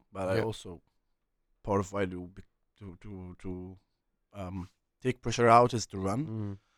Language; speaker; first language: English; non-native, fluent; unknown